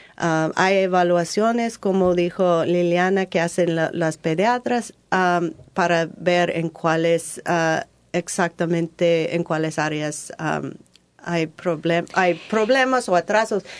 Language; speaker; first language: Spanish; non-native, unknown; English